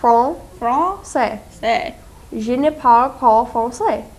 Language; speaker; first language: French; non-native, learner; English